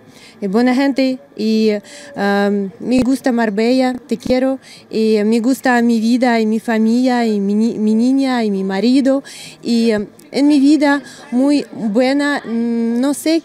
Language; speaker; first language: Spanish; non-native, learner; Russian